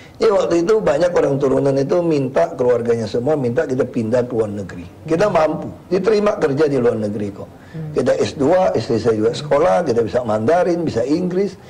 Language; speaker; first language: Indonesian; native; Indonesian